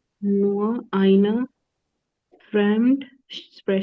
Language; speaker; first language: German; non-native, learner; Hindi